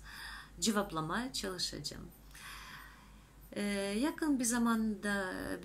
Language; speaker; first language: Turkish; non-native, fluent; Russian